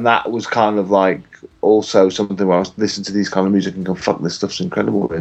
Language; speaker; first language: English; native; English